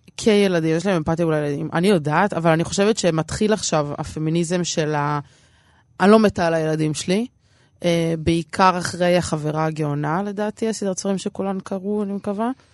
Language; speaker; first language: Hebrew; early bilingual, other home language; Russian